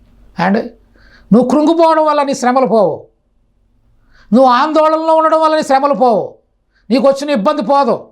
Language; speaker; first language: Telugu; native; Telugu